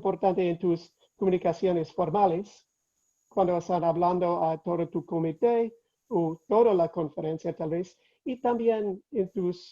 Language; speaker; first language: Spanish; non-native, fluent; English